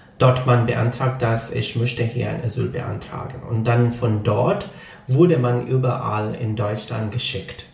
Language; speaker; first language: German; non-native, fluent; Punjabi